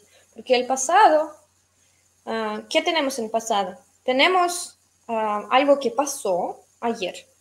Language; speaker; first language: Spanish; non-native, fluent; Russian